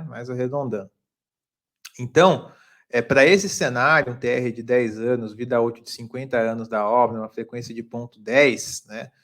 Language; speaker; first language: Portuguese; native; Portuguese